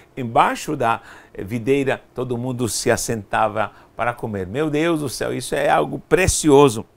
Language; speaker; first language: Portuguese; non-native, fluent; Spanish